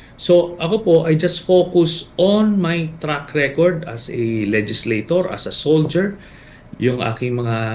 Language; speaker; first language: Filipino; native; Filipino